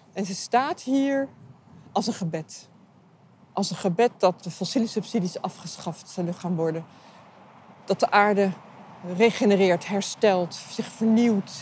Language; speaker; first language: Dutch; native; Dutch